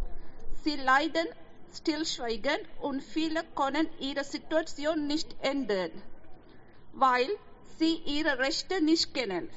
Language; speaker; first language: German; non-native, fluent; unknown